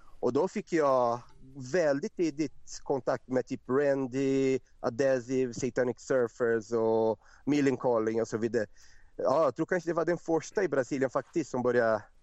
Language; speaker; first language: Swedish; non-native, fluent; Portuguese